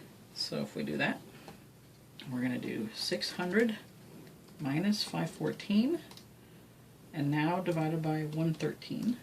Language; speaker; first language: English; native; English